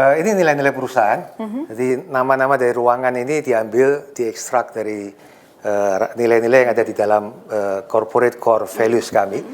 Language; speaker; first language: Indonesian; native; Indonesian